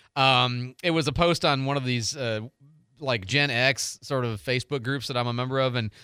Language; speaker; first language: English; native; English